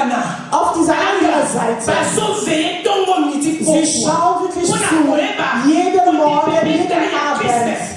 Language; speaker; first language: German; non-native, fluent; French